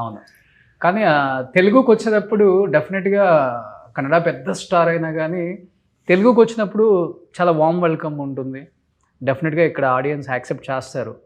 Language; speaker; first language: Telugu; native; Telugu